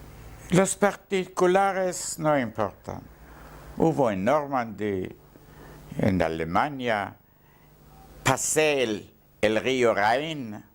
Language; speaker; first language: Spanish; non-native, learner; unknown